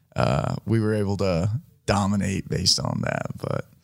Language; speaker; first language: English; native; English